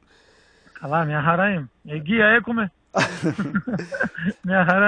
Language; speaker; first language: Greek; non-native, learner; Portuguese